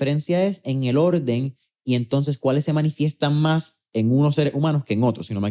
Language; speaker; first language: Spanish; native; Spanish